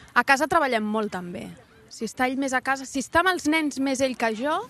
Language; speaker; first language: Catalan; non-native, local second language; Spanish